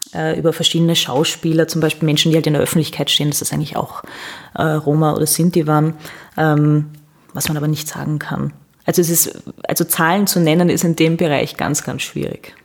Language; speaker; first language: German; native; German